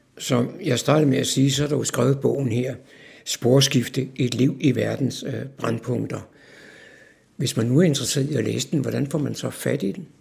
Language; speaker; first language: Danish; native; Danish